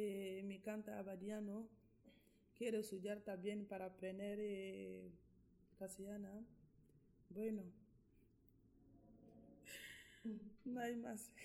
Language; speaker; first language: Spanish; non-native, learner; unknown